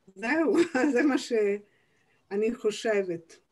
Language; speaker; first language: Hebrew; non-native, fluent; Italian